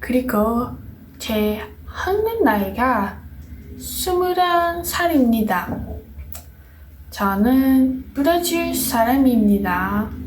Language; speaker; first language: Korean; non-native, learner; Portuguese